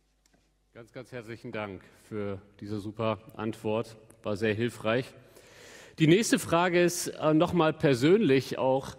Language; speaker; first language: German; native; German